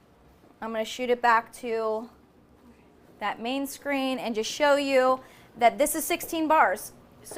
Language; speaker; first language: English; native; English